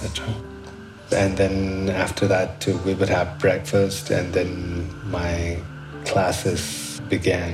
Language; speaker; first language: English; non-native, local second language; Sherpa